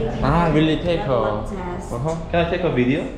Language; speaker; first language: English; non-native, learner; Korean